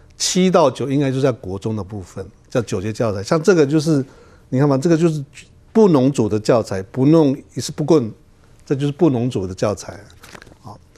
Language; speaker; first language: Chinese; non-native, local second language; Amis